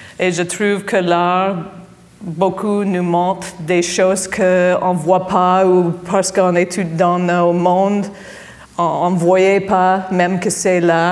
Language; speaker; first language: French; non-native, fluent; English